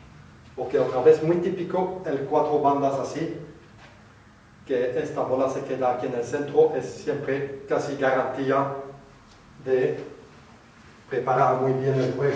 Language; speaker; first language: Spanish; non-native, fluent; French